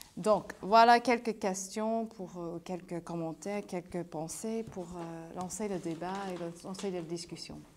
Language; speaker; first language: French; non-native, fluent; English